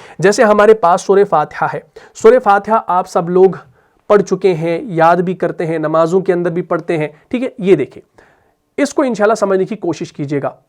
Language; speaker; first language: Urdu; native; Urdu